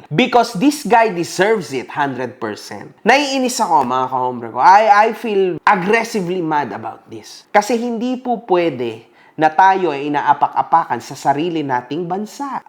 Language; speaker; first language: Filipino; native; Filipino